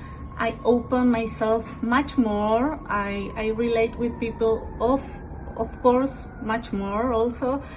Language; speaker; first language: English; non-native, fluent; Spanish